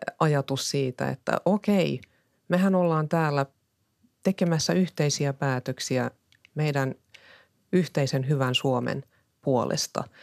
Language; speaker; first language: Finnish; non-native, local second language; Swedish